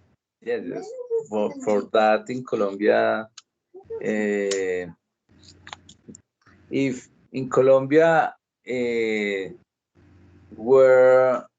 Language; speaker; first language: English; non-native, learner; Spanish